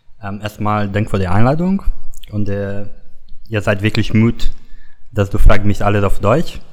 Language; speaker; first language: German; non-native, learner; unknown